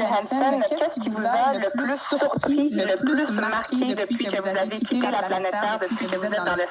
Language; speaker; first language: French; native; French